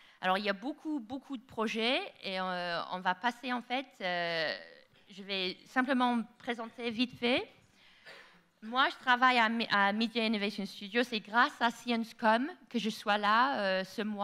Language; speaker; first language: French; non-native, fluent; English